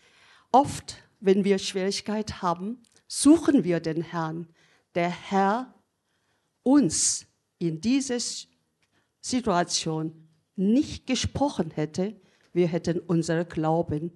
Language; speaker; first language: German; non-native, learner; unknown